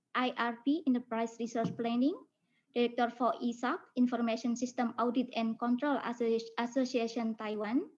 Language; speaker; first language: English; non-native, fluent; Indonesian